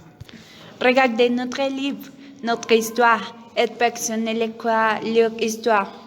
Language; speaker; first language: French; non-native, learner; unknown